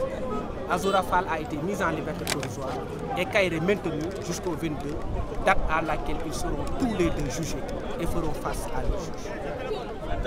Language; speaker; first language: French; non-native, local second language; Wolof